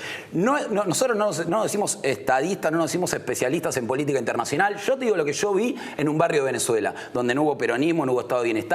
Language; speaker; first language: Spanish; native; Spanish